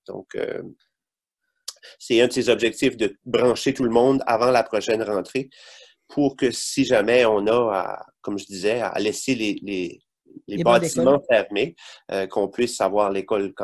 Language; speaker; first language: French; native; French